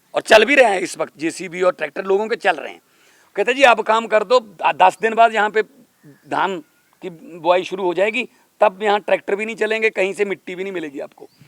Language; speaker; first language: Hindi; non-native, local second language; Punjabi